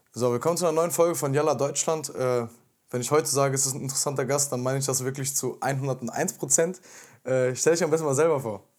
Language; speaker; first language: German; early bilingual, other home language; Turkish